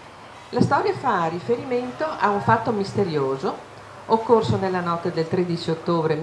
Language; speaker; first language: Italian; native; Italian